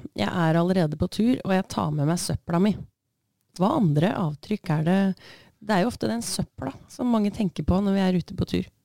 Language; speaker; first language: Norwegian; native; Norwegian